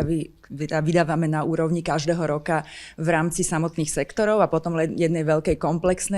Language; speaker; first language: Slovak; native; Slovak